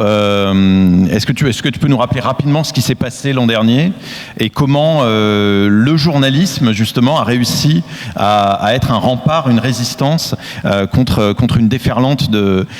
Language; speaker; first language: French; native; French